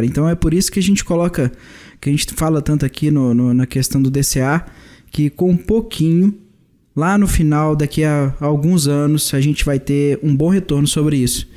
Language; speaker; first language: Portuguese; native; Portuguese